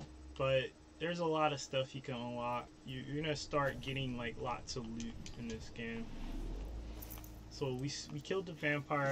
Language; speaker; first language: English; native; English